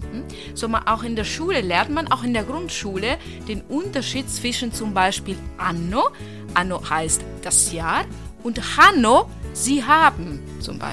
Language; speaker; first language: German; non-native, local second language; Italian